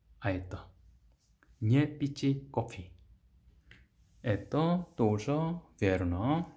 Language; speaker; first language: Russian; non-native, learner; Korean